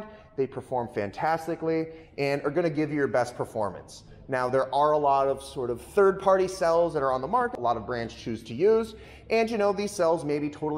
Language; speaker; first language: English; native; English